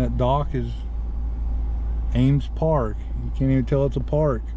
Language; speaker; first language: English; native; English